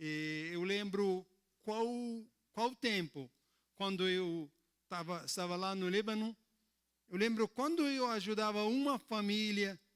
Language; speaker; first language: Portuguese; non-native, learner; Arabic